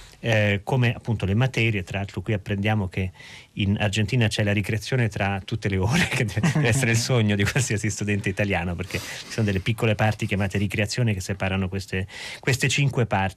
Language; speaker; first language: Italian; native; Italian